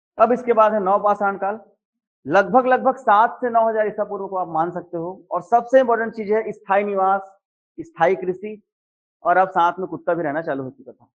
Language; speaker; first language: Hindi; native; Hindi